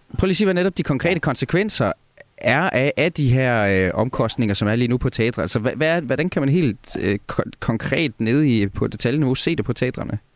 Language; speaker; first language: Danish; native; Danish